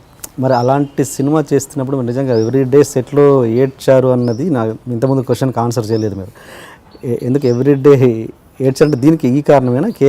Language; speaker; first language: Telugu; native; Telugu